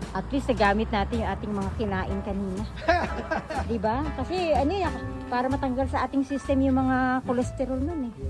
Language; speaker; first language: Filipino; native; Filipino